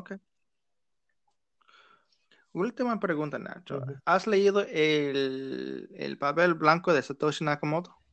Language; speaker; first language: Spanish; non-native, learner; English